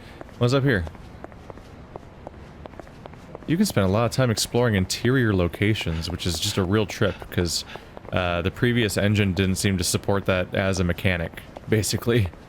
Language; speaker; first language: English; native; English